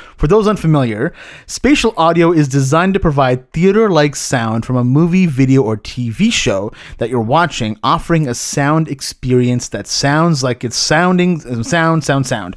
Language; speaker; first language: English; early bilingual, other home language; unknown